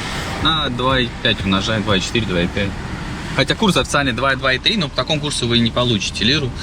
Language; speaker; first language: Russian; native; Russian